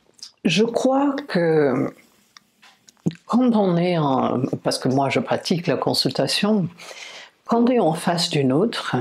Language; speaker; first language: French; non-native, fluent; English